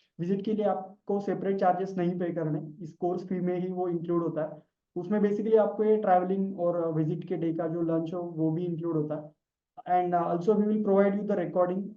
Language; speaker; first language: Hindi; non-native, local second language; Marathi